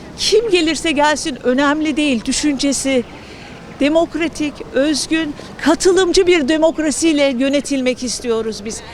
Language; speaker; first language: Turkish; native; Turkish